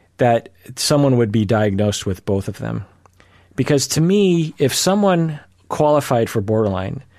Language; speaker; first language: English; early bilingual, other home language; Japanese